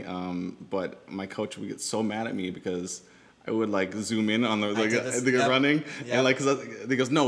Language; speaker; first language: English; native; English